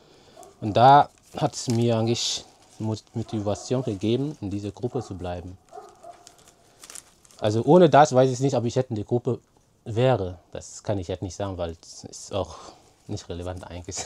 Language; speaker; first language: German; non-native, fluent; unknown